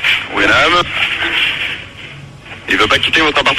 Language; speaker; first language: French; native; French